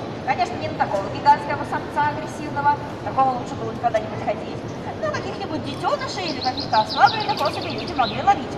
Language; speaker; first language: Russian; native; Russian